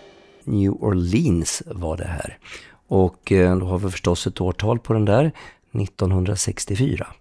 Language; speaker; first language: Swedish; native; Swedish